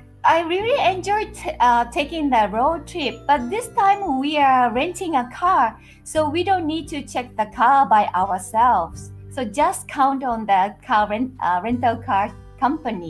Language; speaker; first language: English; non-native, fluent; Japanese